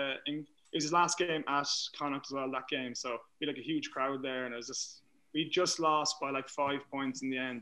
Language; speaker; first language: English; native; English